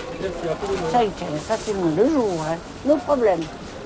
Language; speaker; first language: French; native; French